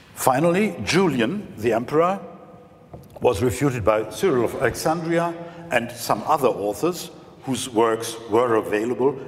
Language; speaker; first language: English; non-native, fluent; German